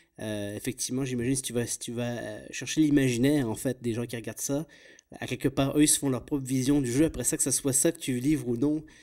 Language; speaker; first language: French; native; French